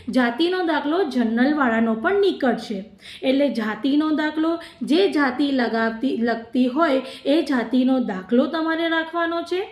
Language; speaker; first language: Gujarati; non-native, local second language; Sindhi